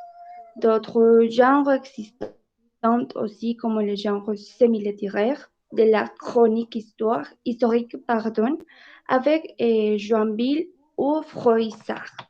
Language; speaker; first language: French; non-native, learner; Spanish